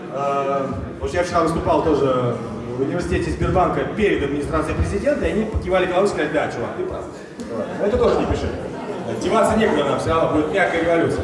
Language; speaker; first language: Russian; native; Russian